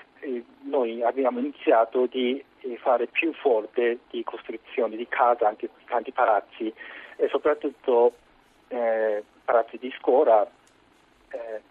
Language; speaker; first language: Italian; non-native, learner; Japanese